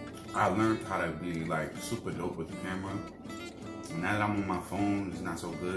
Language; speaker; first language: English; native; English